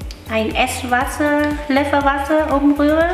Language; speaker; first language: German; non-native, learner; Vietnamese